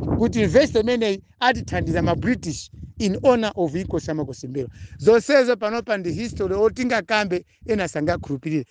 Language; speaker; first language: Nyanja; non-native, local second language; Tumbuka